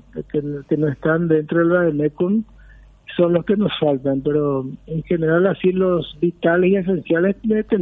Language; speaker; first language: Spanish; native; Spanish